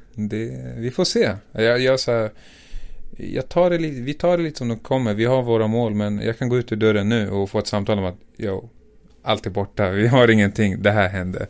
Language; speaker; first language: Swedish; early bilingual, other home language; Assyrian Neo-Aramaic